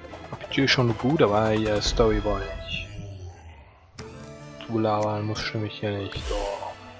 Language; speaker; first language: German; native; German